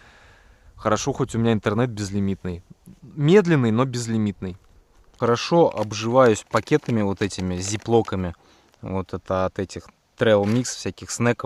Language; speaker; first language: Russian; native; Russian